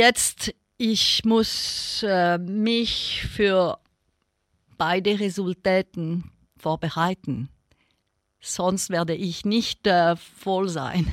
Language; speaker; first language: German; non-native, local second language; French